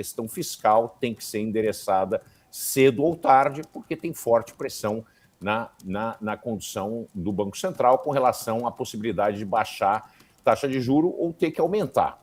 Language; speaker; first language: Portuguese; native; Portuguese